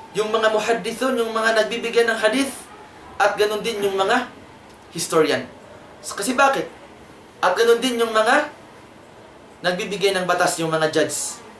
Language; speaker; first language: Filipino; non-native, local second language; Cebuano